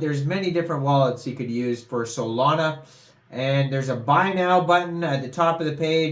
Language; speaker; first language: English; native; English